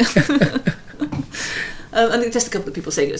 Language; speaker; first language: English; native; English